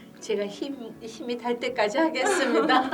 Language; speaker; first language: Korean; native; Korean